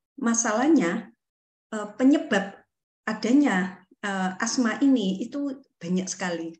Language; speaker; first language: Indonesian; native; Indonesian